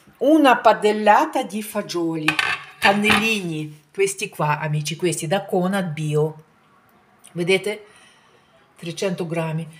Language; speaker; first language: Italian; non-native, fluent; Ukrainian